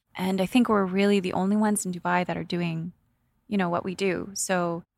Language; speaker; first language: English; native; English